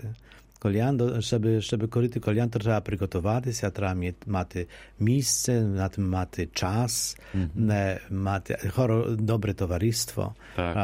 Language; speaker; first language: Polish; non-native, local second language; Ukrainian